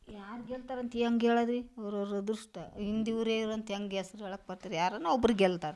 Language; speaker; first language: Kannada; native; Kannada